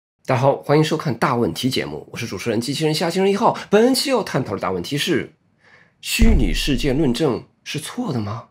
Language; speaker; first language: Chinese; native; Chinese